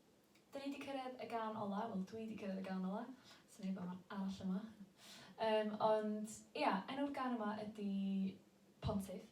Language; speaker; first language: Welsh; native; Welsh